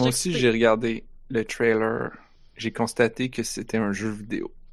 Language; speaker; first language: French; native; French